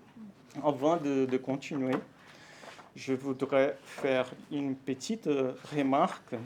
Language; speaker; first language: French; non-native, fluent; Portuguese